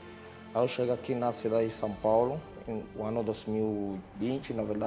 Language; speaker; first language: Portuguese; non-native, fluent; Spanish